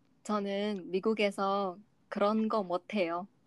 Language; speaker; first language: Korean; non-native, learner; English